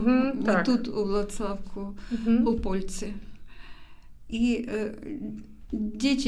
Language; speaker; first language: Polish; non-native, learner; Ukrainian